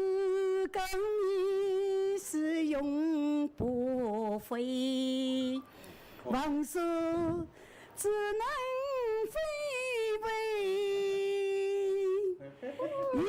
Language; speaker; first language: Chinese; native; Chinese